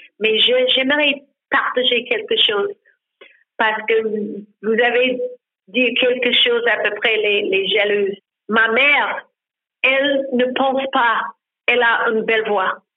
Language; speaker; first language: French; non-native, learner; English